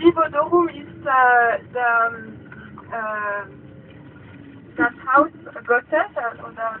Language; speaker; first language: German; non-native, fluent; French